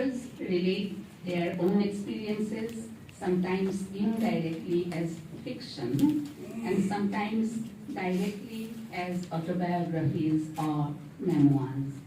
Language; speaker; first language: English; non-native, local second language; Assamese